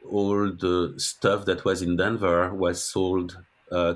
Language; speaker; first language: English; non-native, fluent; French